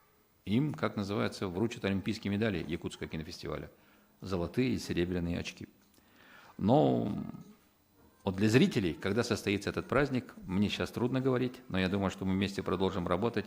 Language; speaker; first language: Russian; native; Russian